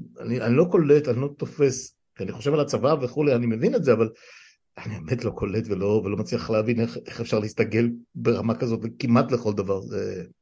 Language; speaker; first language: Hebrew; native; Hebrew